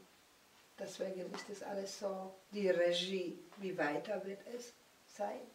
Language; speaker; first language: German; non-native, learner; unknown